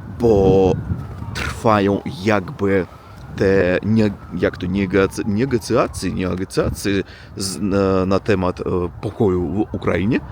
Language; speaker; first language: Polish; non-native, fluent; Russian